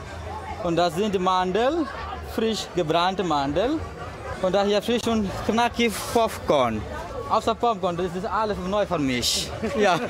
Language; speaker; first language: German; non-native, learner; Bangla